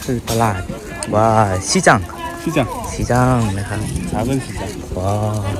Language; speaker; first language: Korean; non-native, learner; Thai